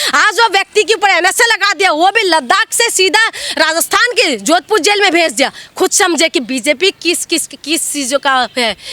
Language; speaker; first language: Hindi; non-native, local second language; Assamese